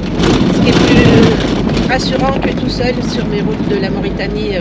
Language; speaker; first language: French; native; French